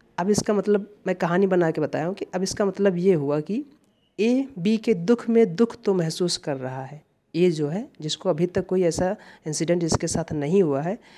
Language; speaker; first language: Hindi; native; Hindi